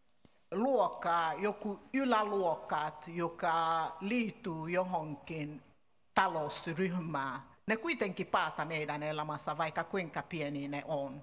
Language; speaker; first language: Finnish; non-native, learner; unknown